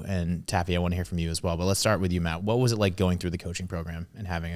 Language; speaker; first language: English; native; English